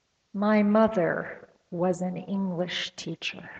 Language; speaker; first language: English; native; English